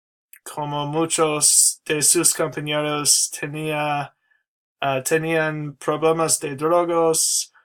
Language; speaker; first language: Spanish; non-native, learner; English